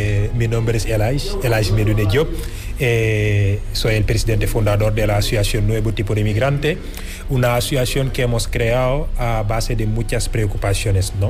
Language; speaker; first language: Spanish; non-native, fluent; Wolof